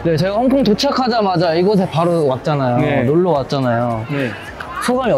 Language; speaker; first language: Korean; native; Korean